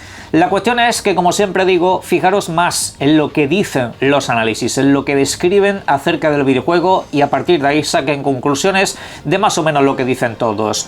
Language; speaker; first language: Spanish; native; Spanish